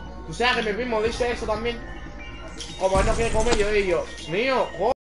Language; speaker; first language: Spanish; early bilingual, heritage; Spanish